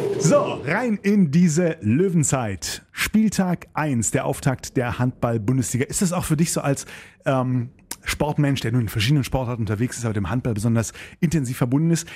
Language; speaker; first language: German; native; German